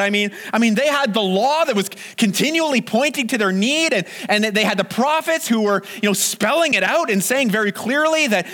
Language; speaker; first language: English; native; English